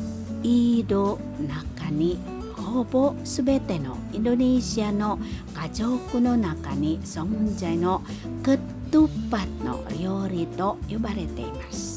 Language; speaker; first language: Japanese; non-native, fluent; Indonesian